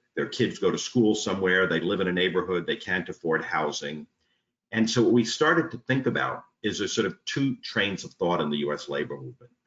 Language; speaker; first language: English; native; English